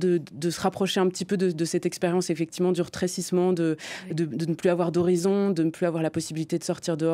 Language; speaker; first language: French; native; French